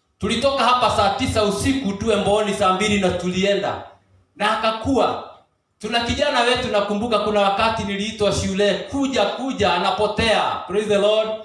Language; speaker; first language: Swahili; non-native, local second language; Kikuyu